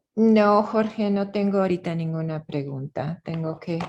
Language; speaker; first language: Spanish; non-native, learner; English